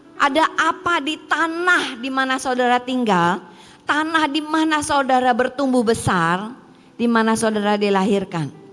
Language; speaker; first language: Indonesian; early bilingual, heritage; Indonesian